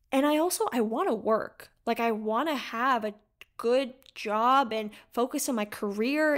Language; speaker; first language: English; native; English